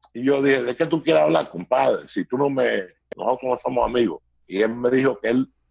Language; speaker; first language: Spanish; early bilingual, heritage; Spanish